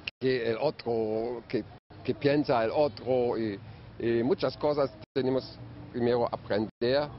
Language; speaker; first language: Spanish; non-native, learner; German